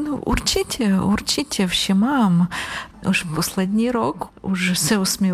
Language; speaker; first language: Czech; non-native, learner; Ukrainian